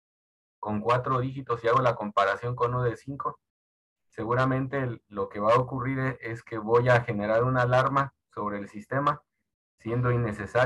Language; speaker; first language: Spanish; native; Spanish